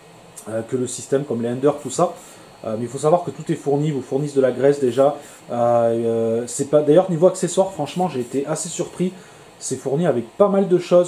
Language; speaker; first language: French; native; French